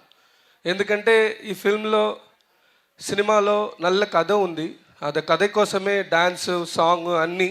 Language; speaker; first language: Telugu; non-native, learner; Tamil